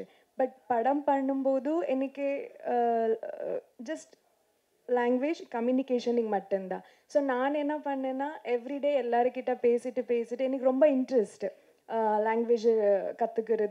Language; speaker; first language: Tamil; non-native, learner; Kannada